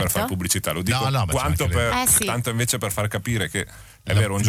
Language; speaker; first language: Italian; native; Italian